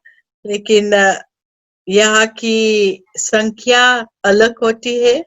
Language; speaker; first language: Hindi; early bilingual, heritage; Hindi